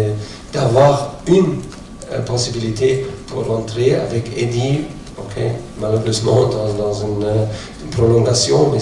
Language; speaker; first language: French; non-native, fluent; German